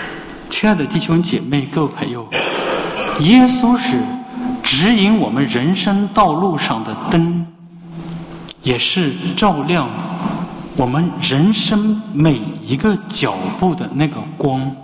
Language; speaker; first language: Chinese; native; Chinese